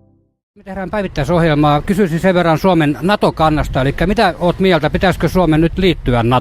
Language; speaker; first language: Finnish; native; Finnish